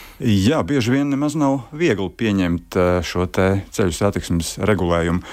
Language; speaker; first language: Latvian; native; Latvian